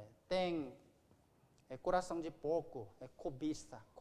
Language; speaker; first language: Portuguese; non-native, learner; Korean